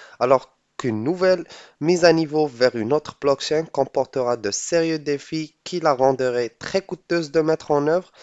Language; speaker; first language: French; non-native, local second language; Arabic